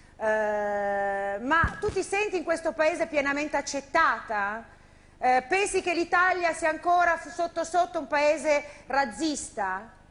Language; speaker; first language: Italian; native; Italian